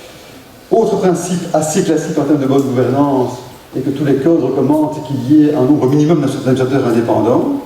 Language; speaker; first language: French; native; French